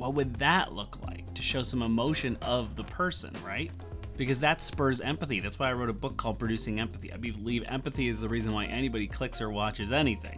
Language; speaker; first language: English; native; English